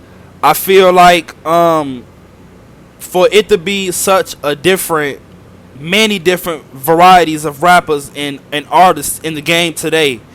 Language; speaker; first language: English; native; English